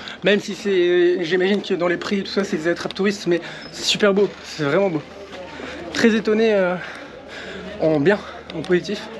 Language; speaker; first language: French; native; French